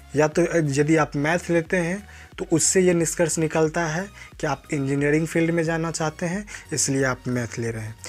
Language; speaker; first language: Hindi; native; Hindi